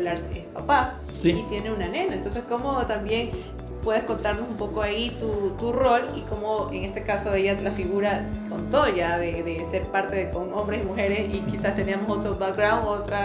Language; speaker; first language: Spanish; native; Spanish